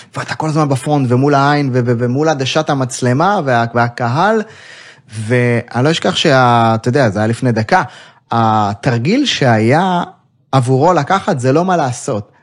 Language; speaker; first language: Hebrew; native; Hebrew